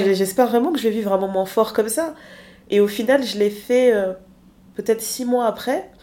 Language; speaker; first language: French; early bilingual, other home language; Lingala